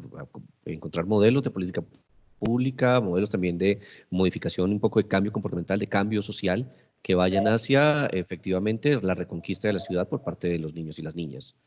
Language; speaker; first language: Spanish; native; Spanish